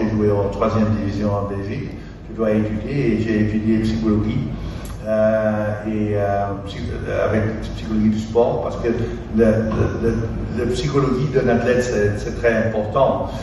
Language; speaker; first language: French; non-native, fluent; Dutch